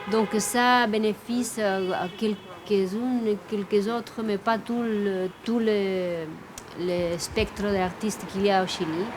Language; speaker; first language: French; non-native, fluent; Spanish